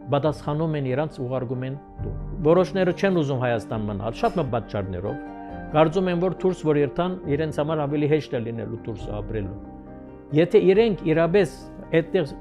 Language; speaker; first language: Armenian; early bilingual, heritage; Armenian